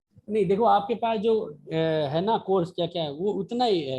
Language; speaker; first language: Hindi; native; Hindi